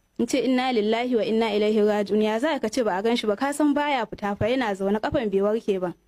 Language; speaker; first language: Hausa; native; Hausa